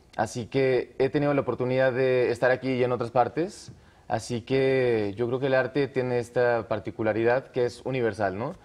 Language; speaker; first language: Spanish; native; Spanish